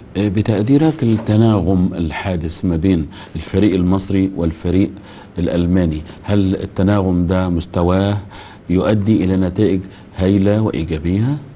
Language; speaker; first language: Arabic; native; Arabic